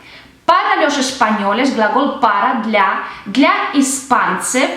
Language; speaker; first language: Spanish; non-native, fluent; Russian